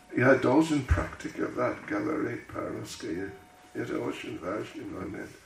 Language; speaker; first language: Russian; non-native, learner; English